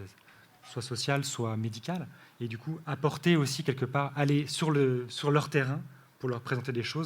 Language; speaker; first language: French; native; French